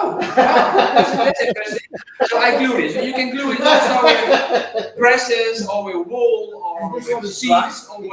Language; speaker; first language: English; non-native, fluent; Dutch